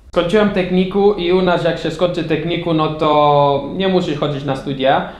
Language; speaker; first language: Polish; non-native, fluent; Portuguese